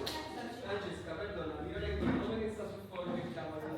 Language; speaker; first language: Italian; native; Italian